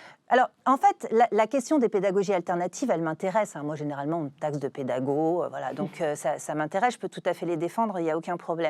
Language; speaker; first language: French; native; French